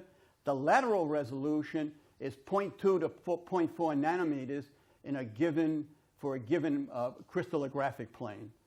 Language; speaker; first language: English; native; English